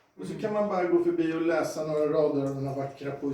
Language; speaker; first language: Swedish; native; Swedish